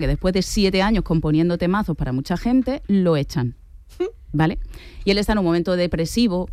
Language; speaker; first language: Spanish; native; Spanish